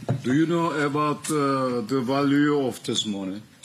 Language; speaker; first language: English; non-native, learner; Turkish